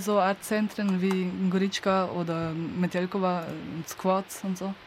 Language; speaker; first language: German; non-native, learner; Slovenian